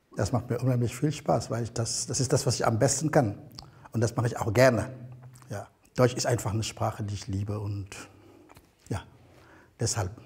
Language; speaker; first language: German; non-native, fluent; Wolof